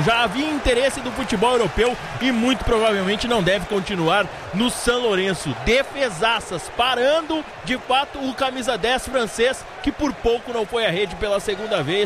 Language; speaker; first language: Portuguese; native; Portuguese